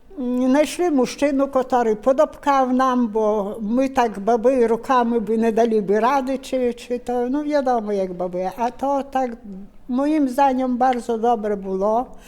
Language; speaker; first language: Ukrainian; native; Ukrainian